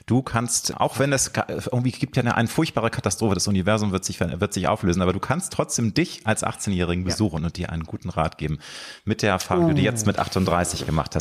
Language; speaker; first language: German; native; German